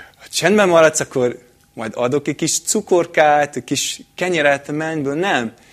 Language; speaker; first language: Hungarian; non-native, fluent; English